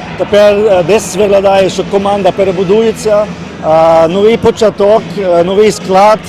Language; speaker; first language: Ukrainian; early bilingual, heritage; Ukrainian